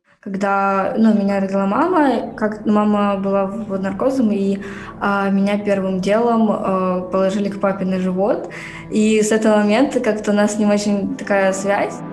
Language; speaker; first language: Russian; native; Russian